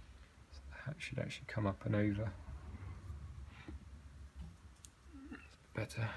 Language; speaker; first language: English; native; English